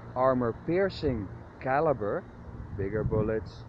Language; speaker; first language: English; non-native, fluent; Dutch